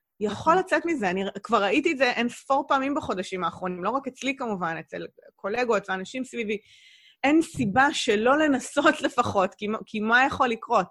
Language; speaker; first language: Hebrew; native; Hebrew